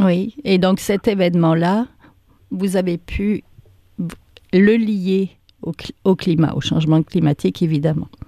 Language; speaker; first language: French; native; French